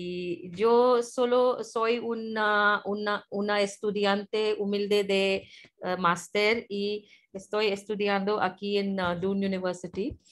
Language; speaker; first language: Spanish; non-native, fluent; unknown